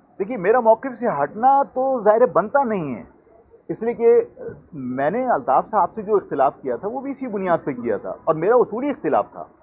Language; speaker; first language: Urdu; native; Urdu